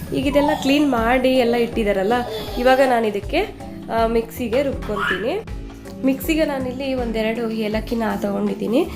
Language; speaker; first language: Kannada; native; Kannada